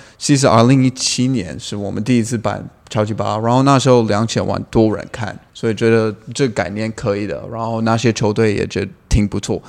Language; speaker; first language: Chinese; non-native, fluent; English